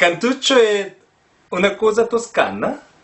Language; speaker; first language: Italian; non-native, learner; Korean